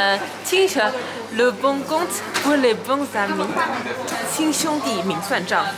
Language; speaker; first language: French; non-native, learner; Chinese